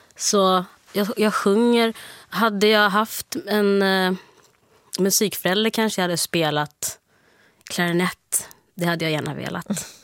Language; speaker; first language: Swedish; early bilingual, heritage; Swedish